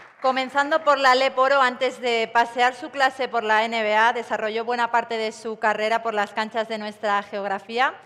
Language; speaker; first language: Spanish; native; Spanish